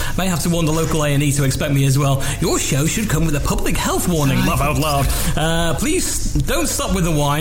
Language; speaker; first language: English; native; English